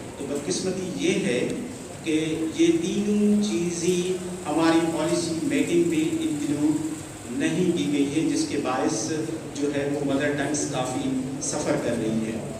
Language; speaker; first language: Urdu; non-native, local second language; Sindhi